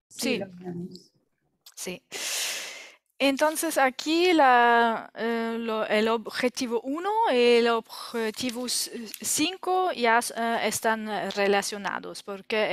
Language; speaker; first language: Spanish; non-native, learner; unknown